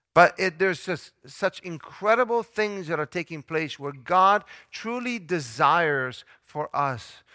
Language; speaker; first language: English; early bilingual, other home language; Italian